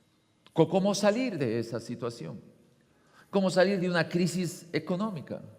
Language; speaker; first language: Spanish; native; Spanish